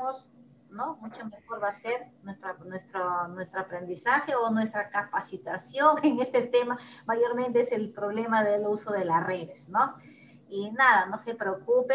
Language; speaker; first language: Spanish; native; Spanish